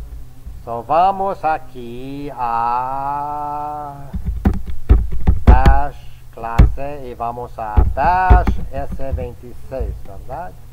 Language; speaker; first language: Spanish; non-native, fluent; English